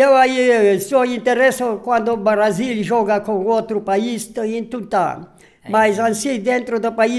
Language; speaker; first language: Portuguese; non-native, local second language; Polish